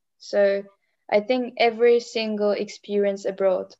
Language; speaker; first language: English; non-native, fluent; Czech